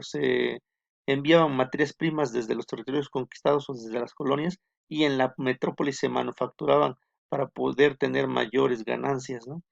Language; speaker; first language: Spanish; native; Spanish